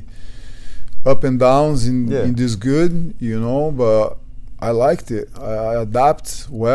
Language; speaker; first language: English; non-native, fluent; Portuguese